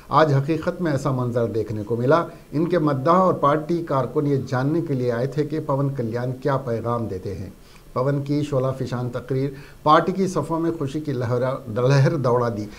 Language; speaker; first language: Urdu; native; Urdu